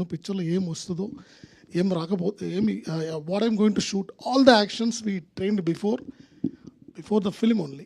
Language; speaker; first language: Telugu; non-native, learner; Tamil